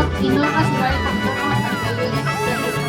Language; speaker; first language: Spanish; native; Spanish